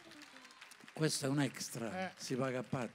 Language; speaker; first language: Italian; native; Italian